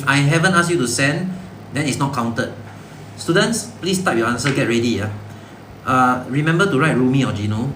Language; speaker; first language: English; non-native, local second language; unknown